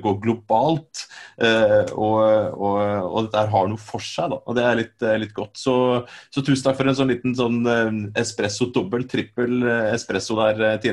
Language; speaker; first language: Norwegian; native; Norwegian